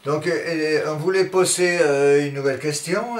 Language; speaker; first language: French; non-native, fluent; Spanish